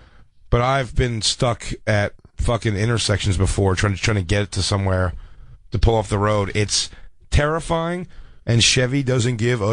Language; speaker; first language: English; native; English